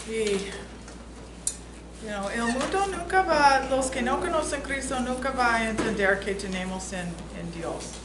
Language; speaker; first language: Spanish; non-native, fluent; English